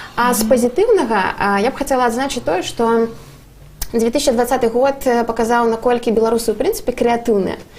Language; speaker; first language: Belarusian; non-native, local second language; Russian